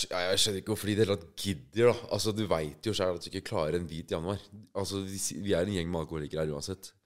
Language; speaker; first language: Norwegian; native; Norwegian